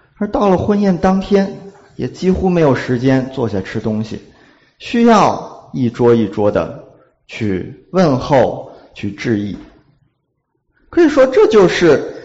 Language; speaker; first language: Chinese; native; Chinese